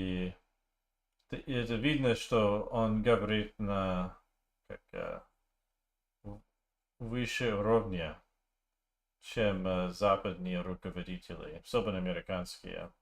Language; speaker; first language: Russian; non-native, learner; English